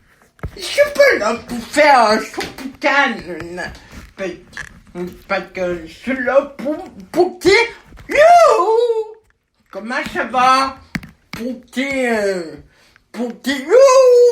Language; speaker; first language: French; native; French